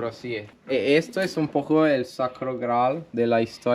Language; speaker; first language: Spanish; non-native, learner; Italian